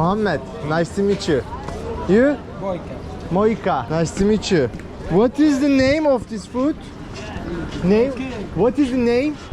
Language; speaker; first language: English; non-native, learner; Turkish